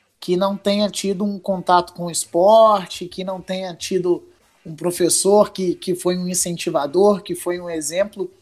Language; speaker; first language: Portuguese; native; Portuguese